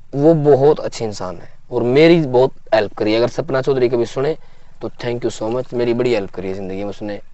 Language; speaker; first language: Hindi; native; Hindi